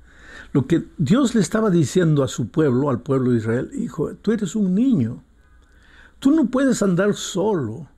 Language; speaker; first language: Spanish; native; Spanish